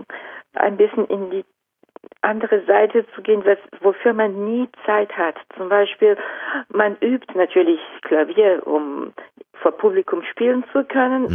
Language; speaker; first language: German; non-native, fluent; Japanese